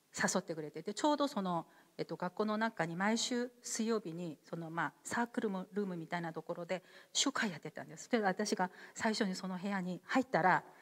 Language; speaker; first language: Japanese; non-native, fluent; Korean